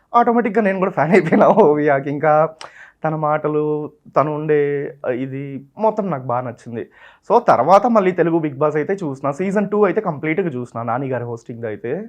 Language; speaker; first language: Telugu; non-native, local second language; Tamil